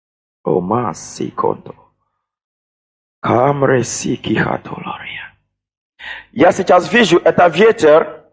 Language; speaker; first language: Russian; non-native, fluent; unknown